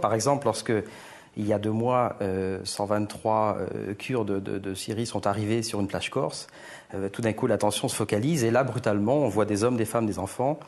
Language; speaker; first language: French; native; French